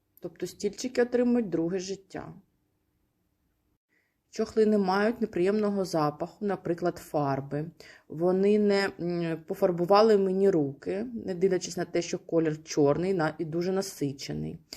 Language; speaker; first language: Ukrainian; native; Ukrainian